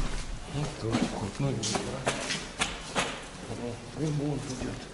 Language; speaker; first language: Russian; native; Russian